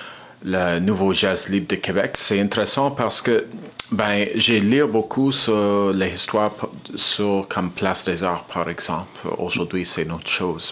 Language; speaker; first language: French; non-native, learner; English